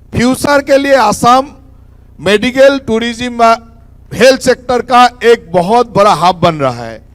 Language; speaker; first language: Hindi; non-native, local second language; Assamese